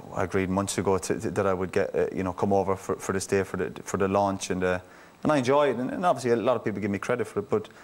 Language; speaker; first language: English; native; English